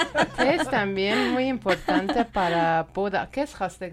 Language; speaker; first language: Spanish; non-native, learner; Persian